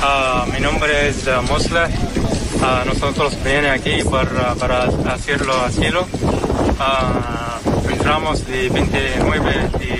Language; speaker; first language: Spanish; non-native, learner; Arabic